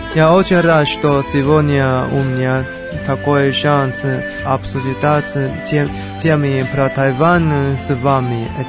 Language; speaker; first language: Russian; non-native, learner; Chinese